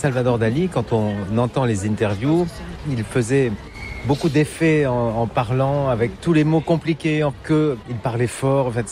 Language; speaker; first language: French; native; French